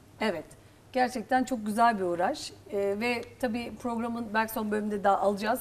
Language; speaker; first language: Turkish; native; Turkish